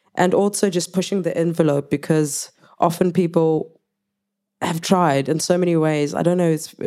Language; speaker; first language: English; non-native, local second language; Zulu